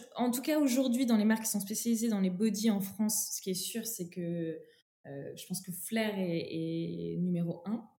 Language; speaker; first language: French; native; French